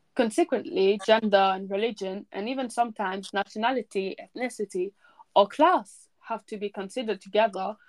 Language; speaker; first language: English; early bilingual, other home language; French